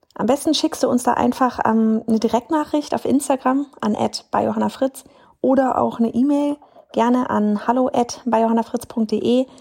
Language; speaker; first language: German; native; German